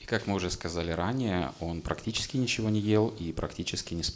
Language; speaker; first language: Russian; native; Russian